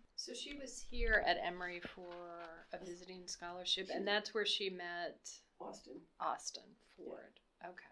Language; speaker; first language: English; non-native, fluent; Portuguese